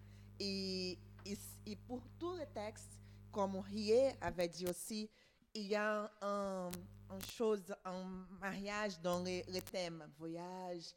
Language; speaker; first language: French; non-native, learner; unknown